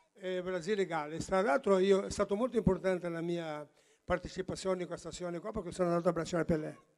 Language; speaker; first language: Italian; non-native, fluent; Portuguese